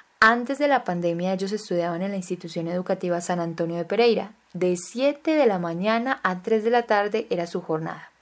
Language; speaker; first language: Spanish; native; Spanish